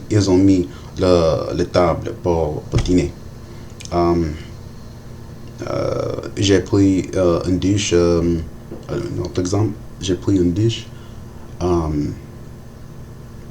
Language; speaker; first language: French; non-native, learner; English